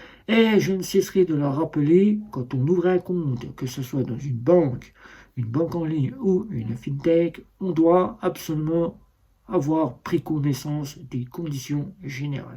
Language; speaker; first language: French; native; French